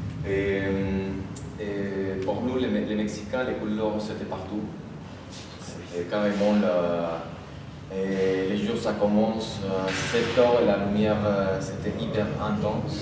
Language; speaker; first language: French; non-native, fluent; Spanish